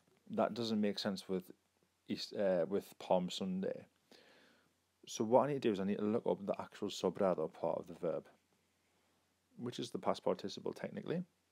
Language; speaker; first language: English; native; English